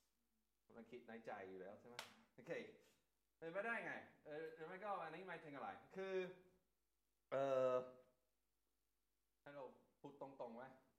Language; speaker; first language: Thai; non-native, fluent; English